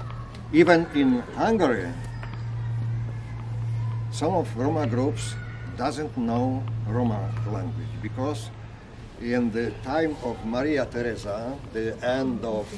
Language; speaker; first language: English; non-native, learner; Polish